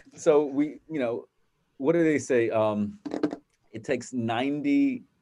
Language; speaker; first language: English; native; English